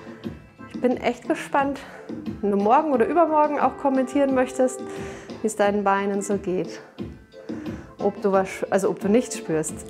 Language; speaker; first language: German; native; German